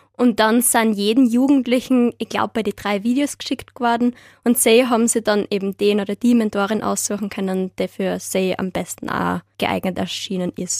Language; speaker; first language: German; native; German